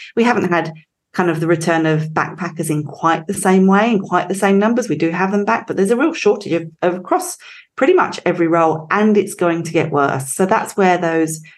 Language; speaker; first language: English; native; English